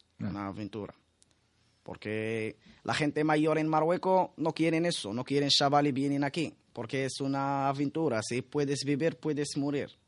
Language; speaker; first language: Spanish; non-native, learner; Arabic